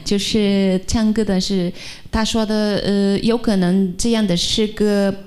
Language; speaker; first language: Chinese; non-native, fluent; Portuguese